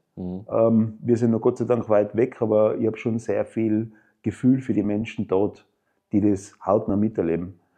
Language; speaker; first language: German; native; German